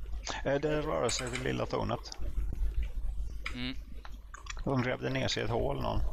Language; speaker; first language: Swedish; native; Swedish